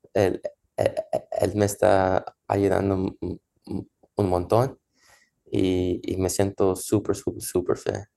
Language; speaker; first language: Spanish; early bilingual, heritage; Spanish